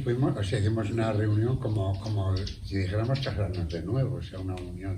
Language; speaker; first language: Spanish; native; Spanish